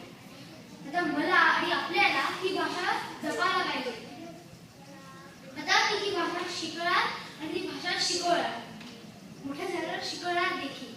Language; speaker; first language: Marathi; early bilingual, heritage; Marathi